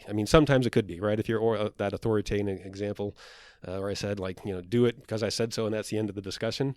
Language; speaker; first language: English; native; English